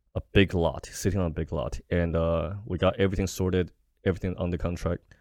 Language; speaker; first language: English; non-native, fluent; Chinese